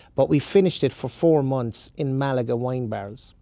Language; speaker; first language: English; native; English